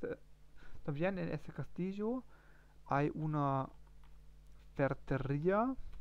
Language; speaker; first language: Spanish; non-native, learner; German